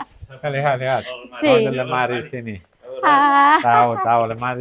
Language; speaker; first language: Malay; non-native, learner; Catalan